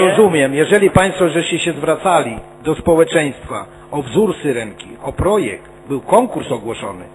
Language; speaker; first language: Polish; native; Polish